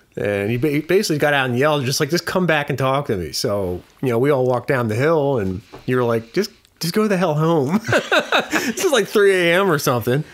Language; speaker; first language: English; native; English